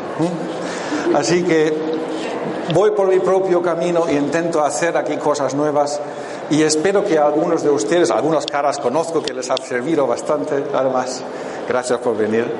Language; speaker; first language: Spanish; non-native, fluent; German